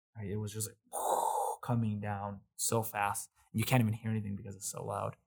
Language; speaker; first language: English; native; English